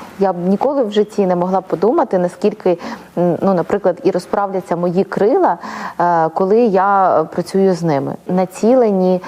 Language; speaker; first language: Ukrainian; native; Ukrainian